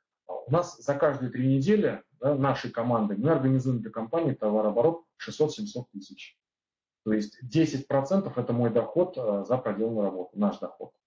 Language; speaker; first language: Russian; native; Russian